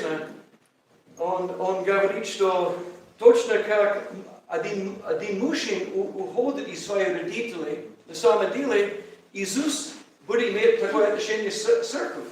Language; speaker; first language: Russian; non-native, learner; English